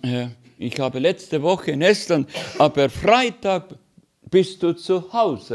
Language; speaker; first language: German; non-native, learner; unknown